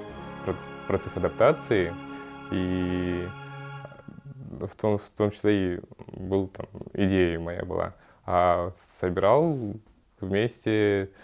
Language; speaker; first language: Russian; early bilingual, other home language; Kyrgyz